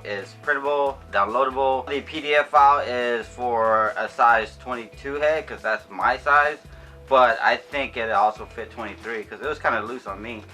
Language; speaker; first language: English; native; English